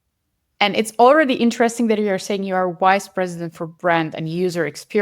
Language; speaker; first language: English; non-native, fluent; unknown